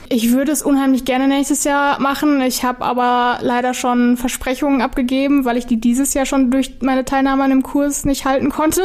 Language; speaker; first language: German; native; German